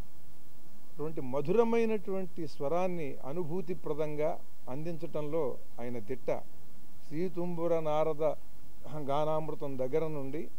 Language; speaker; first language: Telugu; native; Telugu